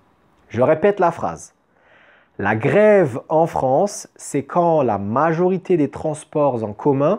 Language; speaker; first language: French; native; French